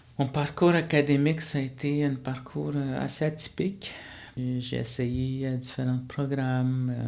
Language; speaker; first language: French; non-native, local second language; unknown